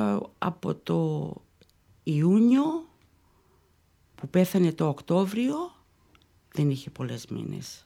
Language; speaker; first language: Greek; early bilingual, heritage; Greek